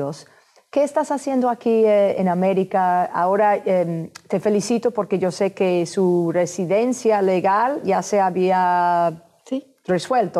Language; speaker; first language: Spanish; non-native, fluent; English